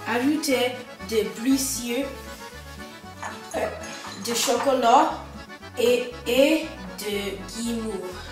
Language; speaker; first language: French; non-native, learner; English